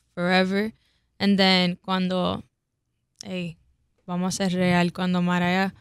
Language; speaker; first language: Spanish; early bilingual, heritage; Spanish